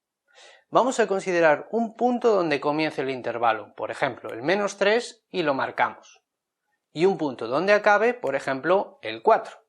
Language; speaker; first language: Spanish; native; Spanish